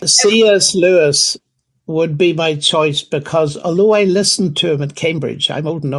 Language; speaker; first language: English; native; English